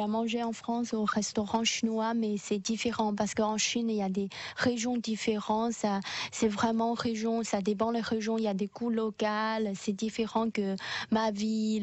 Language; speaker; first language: French; non-native, learner; Chinese